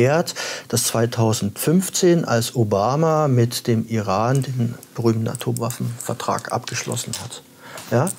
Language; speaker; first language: German; native; German